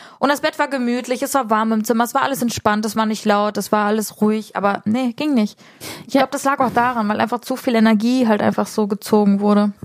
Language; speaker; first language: German; native; German